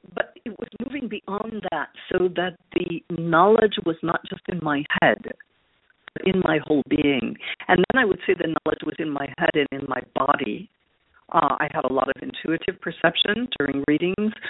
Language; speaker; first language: English; native; English